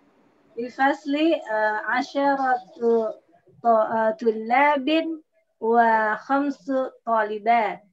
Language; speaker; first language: Arabic; non-native, learner; Indonesian